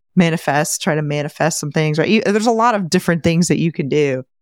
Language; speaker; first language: English; native; English